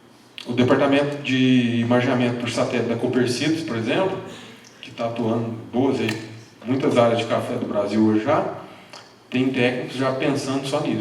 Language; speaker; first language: Portuguese; native; Portuguese